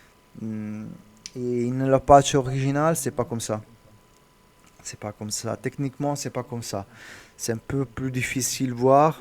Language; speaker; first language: French; non-native, learner; Italian